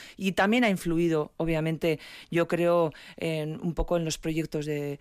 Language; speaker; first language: Spanish; native; Spanish